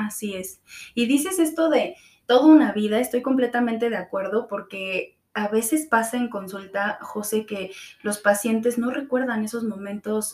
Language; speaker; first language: Spanish; native; Spanish